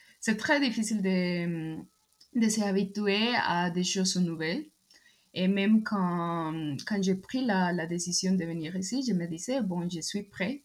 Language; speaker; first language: French; non-native, fluent; Spanish